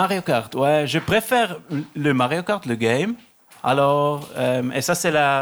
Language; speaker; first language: French; non-native, local second language; German